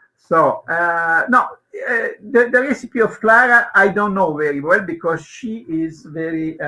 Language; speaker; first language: English; non-native, learner; Italian